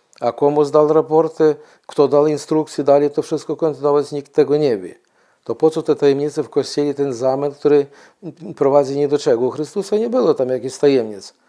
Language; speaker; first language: Polish; non-native, fluent; Ukrainian